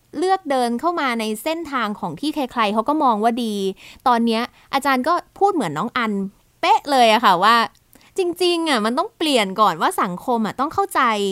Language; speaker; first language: Thai; native; Thai